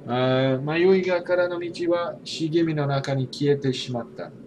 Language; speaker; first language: Japanese; non-native, learner; English